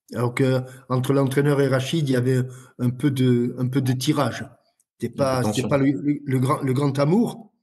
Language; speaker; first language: French; native; French